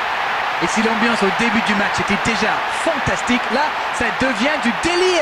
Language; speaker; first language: French; native; French